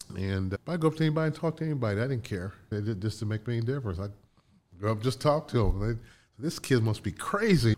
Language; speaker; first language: English; native; English